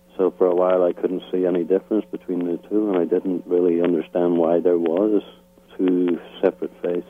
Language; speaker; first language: English; native; English